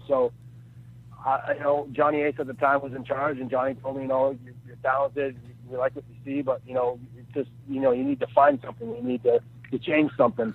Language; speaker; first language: English; native; English